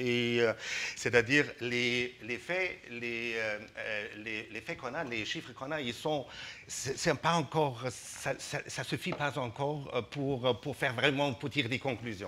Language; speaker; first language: French; non-native, fluent; German